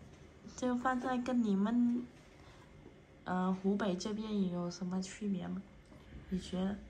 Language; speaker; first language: Chinese; non-native, fluent; Vietnamese